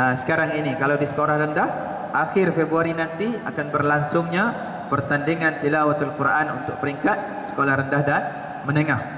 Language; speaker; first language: Malay; native; Malay